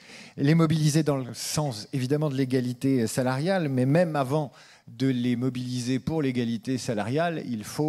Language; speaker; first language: French; native; French